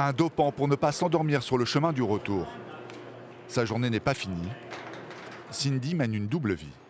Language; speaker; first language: French; native; French